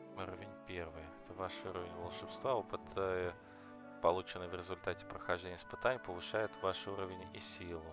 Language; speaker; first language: Russian; native; Russian